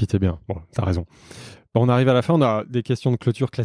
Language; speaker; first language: French; native; French